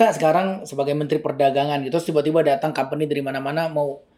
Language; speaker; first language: Indonesian; native; Indonesian